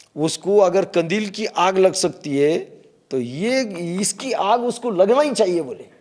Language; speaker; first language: Hindi; non-native, local second language; Marathi